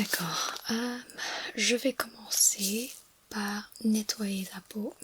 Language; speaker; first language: French; non-native, fluent; English